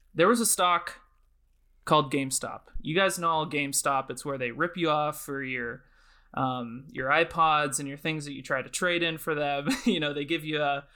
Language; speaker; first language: English; native; English